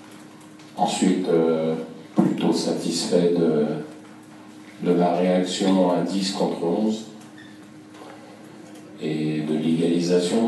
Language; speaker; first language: French; native; French